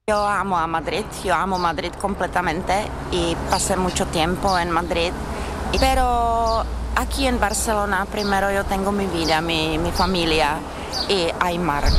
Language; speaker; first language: Spanish; non-native, fluent; Czech